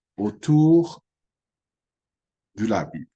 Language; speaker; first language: French; non-native, local second language; Haitian Creole